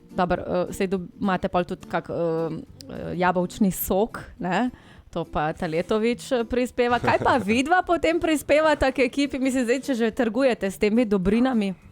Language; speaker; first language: Slovenian; native; Slovenian